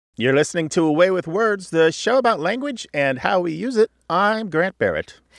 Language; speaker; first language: English; native; English